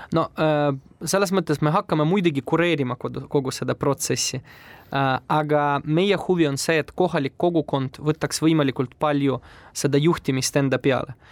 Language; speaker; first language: Estonian; non-native, local second language; Russian